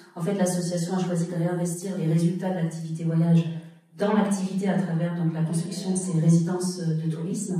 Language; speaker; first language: French; native; French